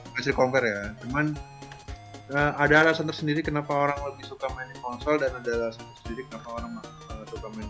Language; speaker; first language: Indonesian; native; Indonesian